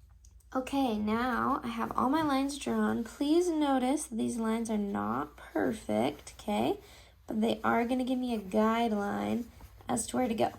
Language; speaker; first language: English; native; English